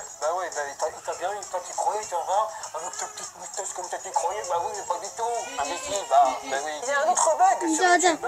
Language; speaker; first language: French; native; French